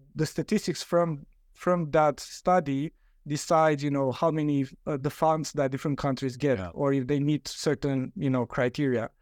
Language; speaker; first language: English; non-native, fluent; Romanian